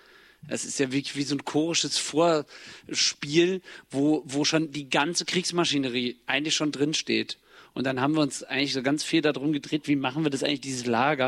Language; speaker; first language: German; native; German